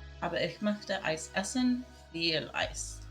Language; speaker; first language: German; non-native, learner; Spanish